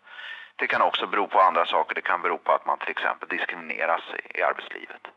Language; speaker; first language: Swedish; native; Swedish